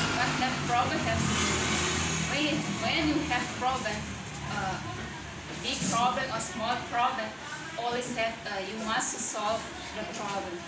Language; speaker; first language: English; non-native, learner; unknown